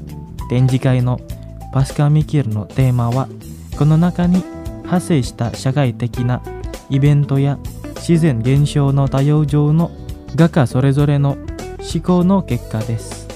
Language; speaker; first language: Japanese; non-native, fluent; Indonesian